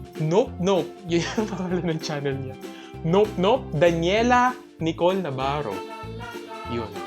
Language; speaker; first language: Filipino; native; Filipino